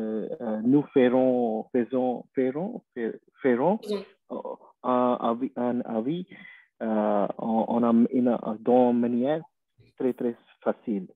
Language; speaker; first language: French; non-native, learner; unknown